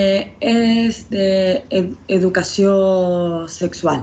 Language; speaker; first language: Catalan; non-native, learner; Spanish